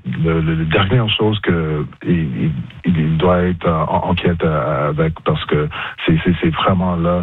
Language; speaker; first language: French; non-native, local second language; English